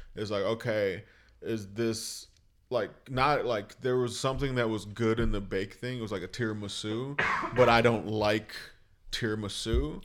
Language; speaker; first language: English; native; English